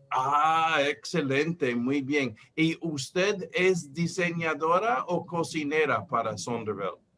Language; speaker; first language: Spanish; non-native, fluent; English